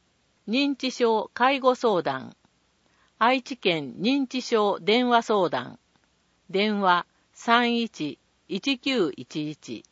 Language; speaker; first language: Japanese; native; Japanese